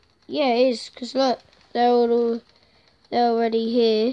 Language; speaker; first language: English; native; English